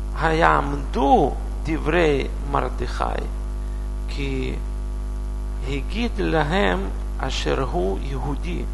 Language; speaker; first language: Hebrew; non-native, learner; Russian